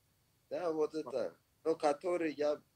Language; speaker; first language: Russian; non-native, learner; Persian